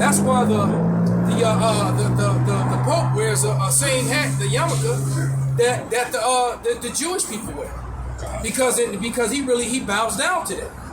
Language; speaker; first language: English; native; English